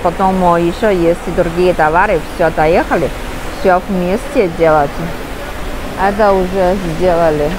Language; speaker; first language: Russian; non-native, learner; Chinese